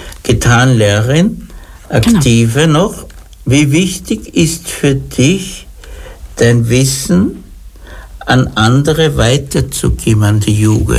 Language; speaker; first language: German; native; German